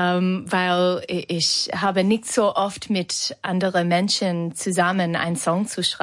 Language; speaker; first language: German; non-native, learner; English